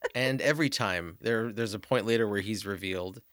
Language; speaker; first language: English; native; English